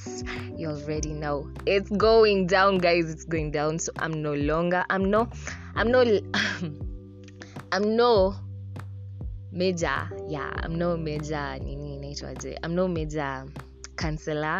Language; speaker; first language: English; non-native, local second language; Swahili